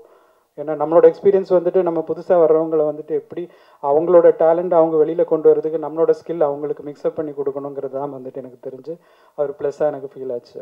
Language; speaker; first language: Tamil; non-native, fluent; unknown